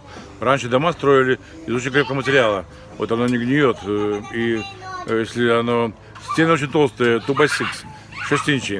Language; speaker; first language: Russian; native; Russian